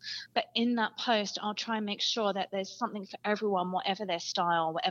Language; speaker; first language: English; native; English